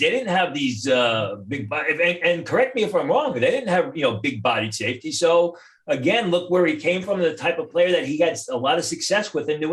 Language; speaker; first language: English; native; English